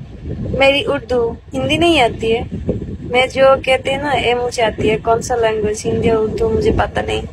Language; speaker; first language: Hindi; non-native, learner; Bangla